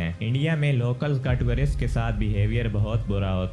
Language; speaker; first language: Hindi; native; Hindi